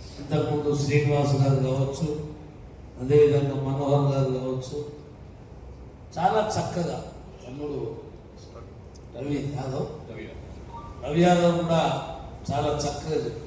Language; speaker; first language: Telugu; native; Telugu